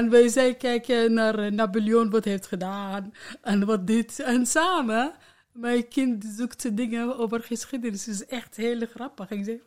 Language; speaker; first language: Dutch; non-native, learner; Arabic